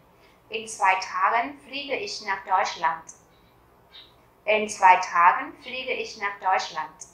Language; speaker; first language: German; non-native, fluent; Vietnamese